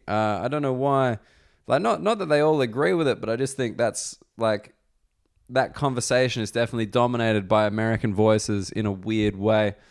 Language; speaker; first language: English; native; English